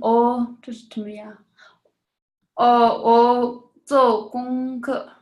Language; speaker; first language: Chinese; non-native, learner; English